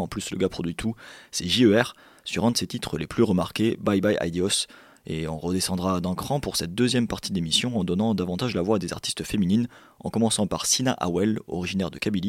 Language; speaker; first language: French; native; French